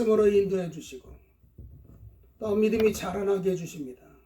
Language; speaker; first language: Korean; native; Korean